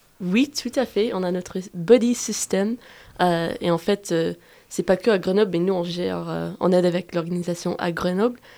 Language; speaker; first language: French; non-native, fluent; English